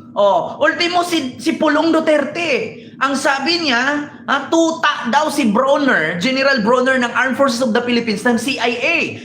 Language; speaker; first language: Filipino; native; Filipino